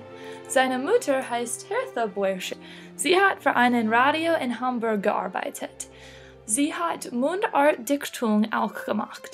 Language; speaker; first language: German; non-native, learner; English